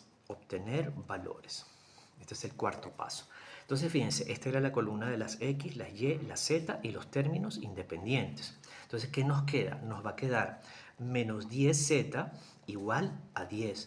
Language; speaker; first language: Spanish; native; Spanish